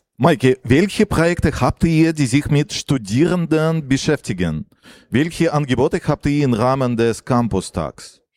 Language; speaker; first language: German; non-native, fluent; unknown